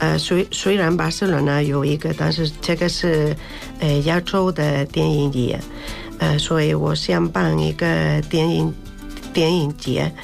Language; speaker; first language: Chinese; non-native, learner; Spanish